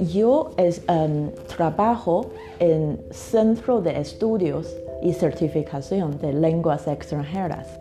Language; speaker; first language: Spanish; non-native, fluent; Chinese